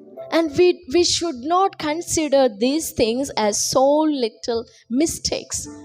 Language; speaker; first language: English; non-native, local second language; Telugu